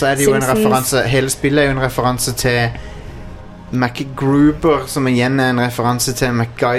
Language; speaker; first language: Norwegian; native; Norwegian